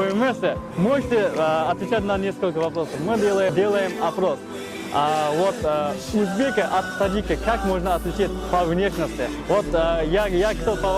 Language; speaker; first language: Russian; non-native, fluent; Uzbek